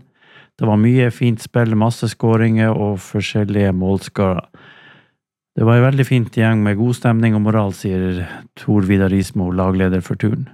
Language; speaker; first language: Norwegian; native; Norwegian